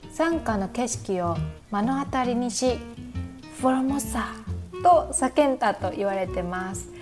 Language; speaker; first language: Japanese; non-native, fluent; Chinese